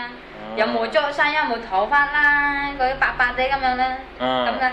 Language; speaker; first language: Cantonese; non-native, learner; Indonesian